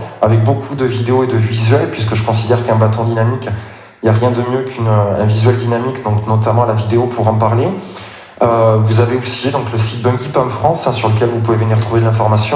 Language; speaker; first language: French; native; French